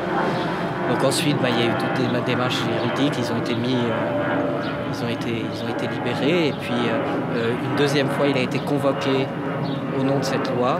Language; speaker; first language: French; native; French